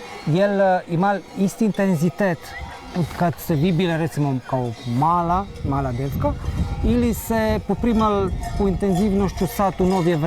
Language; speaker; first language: Bosnian; native; Bosnian